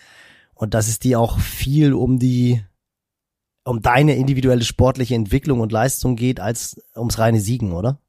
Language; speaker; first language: German; native; German